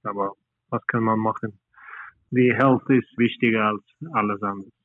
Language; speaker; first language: German; non-native, learner; Norwegian